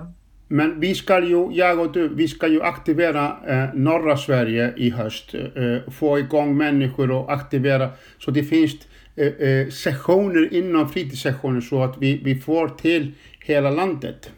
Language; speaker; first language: Swedish; non-native, fluent; Icelandic